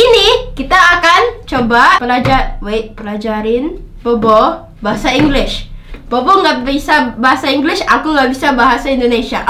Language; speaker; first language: Indonesian; non-native, local second language; English